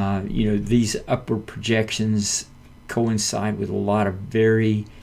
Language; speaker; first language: English; native; English